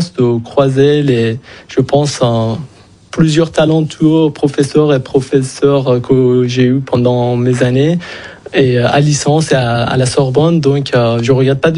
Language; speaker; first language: French; non-native, fluent; Persian